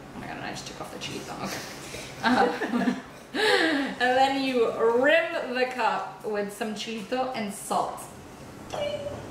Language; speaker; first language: English; early bilingual, other home language; Spanish